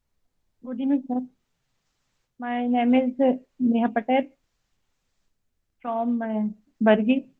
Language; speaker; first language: English; non-native, learner; Hindi